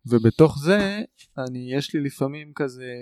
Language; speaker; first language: Hebrew; native; Hebrew